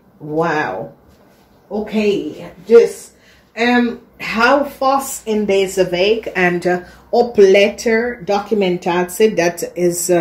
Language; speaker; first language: Dutch; non-native, learner; English